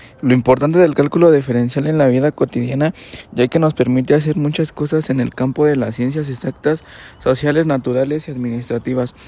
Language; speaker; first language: Spanish; native; Spanish